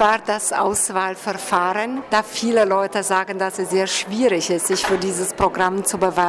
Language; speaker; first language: German; native; German